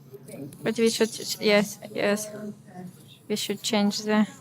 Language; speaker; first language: English; non-native, learner; Ukrainian